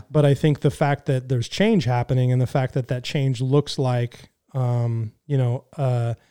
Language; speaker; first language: English; native; English